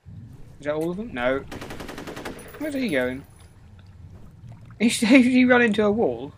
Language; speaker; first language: English; native; English